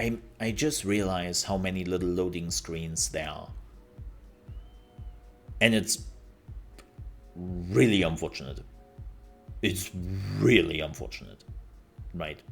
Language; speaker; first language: English; non-native, fluent; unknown